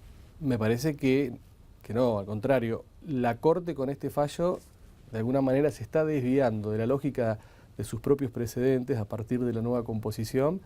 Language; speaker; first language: Spanish; native; Spanish